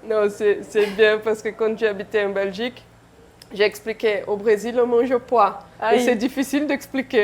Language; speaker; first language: French; non-native, learner; Portuguese